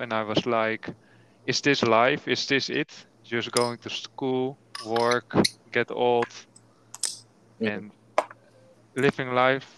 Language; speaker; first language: English; non-native, learner; Dutch